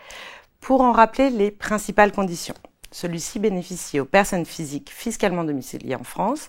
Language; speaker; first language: French; native; French